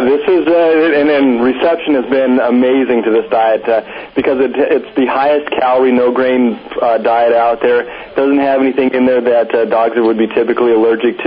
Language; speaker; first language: English; native; English